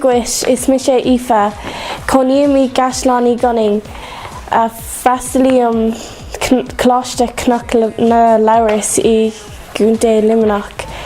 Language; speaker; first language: Irish; non-native, local second language; English